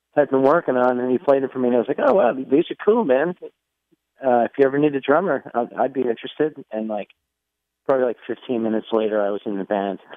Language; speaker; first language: English; native; English